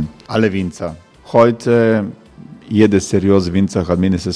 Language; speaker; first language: German; non-native, fluent; Croatian